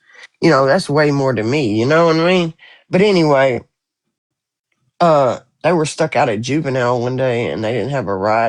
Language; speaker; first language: English; native; English